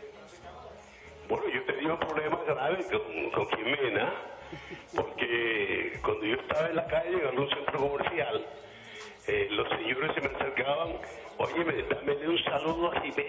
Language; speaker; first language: Spanish; native; Spanish